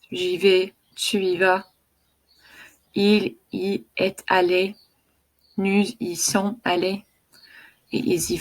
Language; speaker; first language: French; non-native, fluent; English